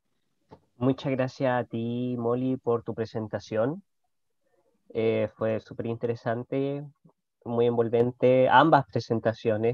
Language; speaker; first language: Spanish; native; Spanish